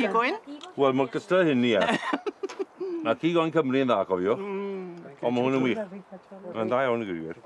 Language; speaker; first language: Welsh; native; Welsh